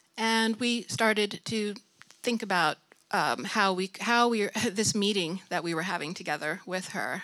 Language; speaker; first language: English; native; English